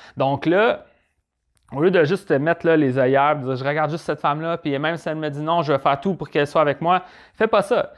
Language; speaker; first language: French; native; French